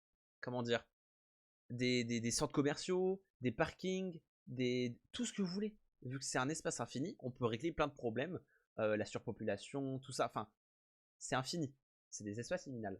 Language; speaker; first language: French; native; French